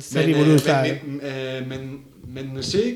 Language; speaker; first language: Swedish; non-native, learner; Basque